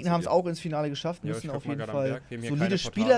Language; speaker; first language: German; native; German